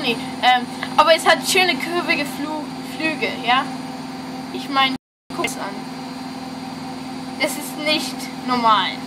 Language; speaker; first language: German; non-native, fluent; English